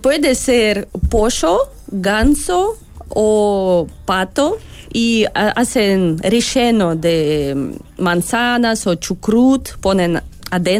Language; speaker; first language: Spanish; non-native, learner; Russian